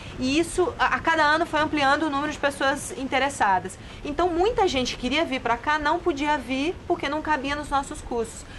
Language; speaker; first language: Portuguese; native; Portuguese